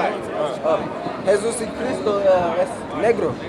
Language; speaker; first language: Spanish; non-native, learner; English